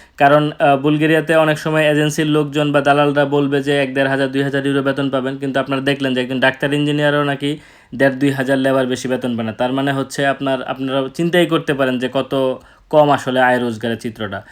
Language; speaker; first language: Bangla; native; Bangla